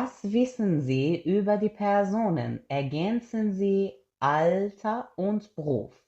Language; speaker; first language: German; non-native, fluent; Persian